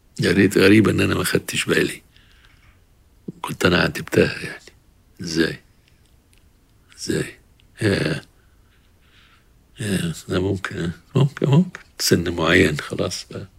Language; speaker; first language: Arabic; native; Arabic